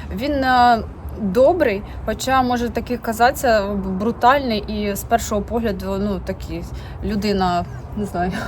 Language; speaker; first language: Ukrainian; non-native, local second language; Russian